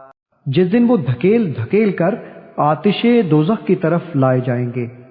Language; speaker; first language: Urdu; native; Urdu